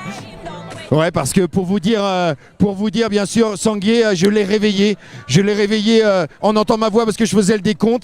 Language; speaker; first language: French; native; French